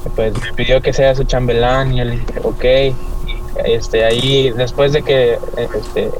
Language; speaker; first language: Spanish; native; Spanish